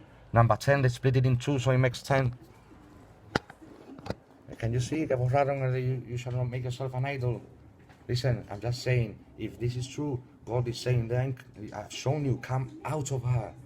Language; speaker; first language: English; non-native, fluent; Spanish